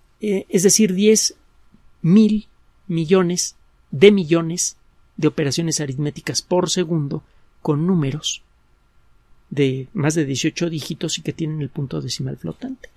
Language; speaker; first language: Spanish; native; Spanish